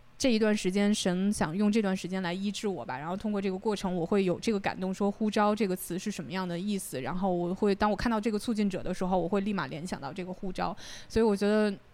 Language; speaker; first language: Chinese; native; Chinese